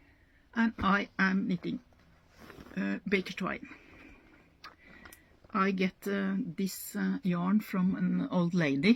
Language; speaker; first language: English; non-native, learner; Norwegian